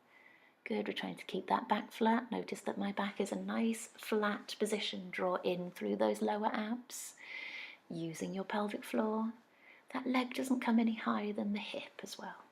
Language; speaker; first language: English; native; English